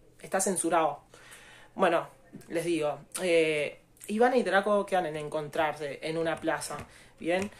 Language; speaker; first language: Spanish; native; Spanish